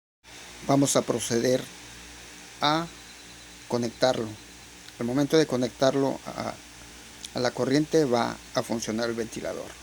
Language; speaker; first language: Spanish; native; Spanish